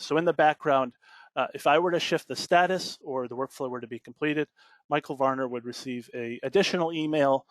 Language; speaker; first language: English; native; English